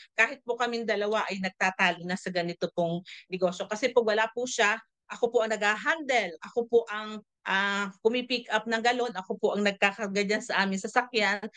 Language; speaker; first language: Filipino; native; Filipino